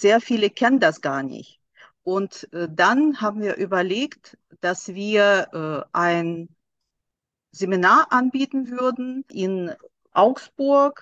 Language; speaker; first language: German; non-native, fluent; Russian